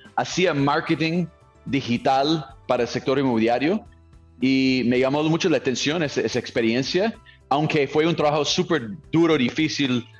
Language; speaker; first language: Spanish; non-native, fluent; English